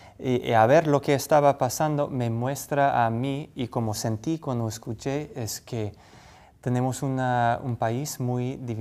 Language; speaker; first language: Spanish; non-native, fluent; English